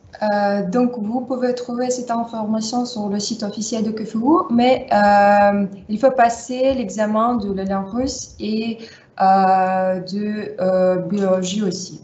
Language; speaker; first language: French; non-native, fluent; Russian